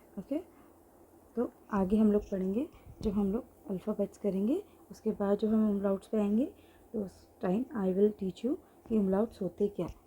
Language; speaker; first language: Hindi; native; Hindi